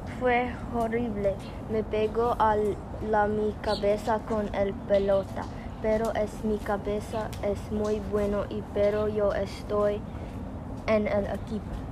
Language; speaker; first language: Spanish; non-native, learner; English